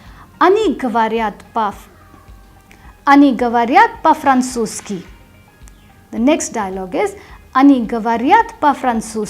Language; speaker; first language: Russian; non-native, fluent; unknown